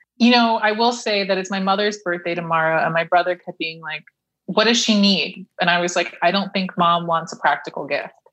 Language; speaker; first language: English; early bilingual, other home language; Persian